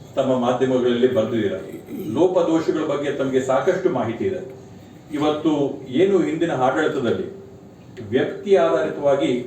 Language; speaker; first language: Kannada; native; Kannada